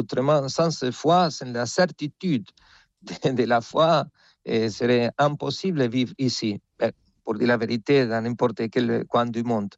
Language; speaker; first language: French; non-native, fluent; Spanish